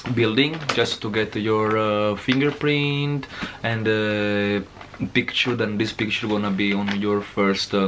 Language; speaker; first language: English; non-native, learner; Italian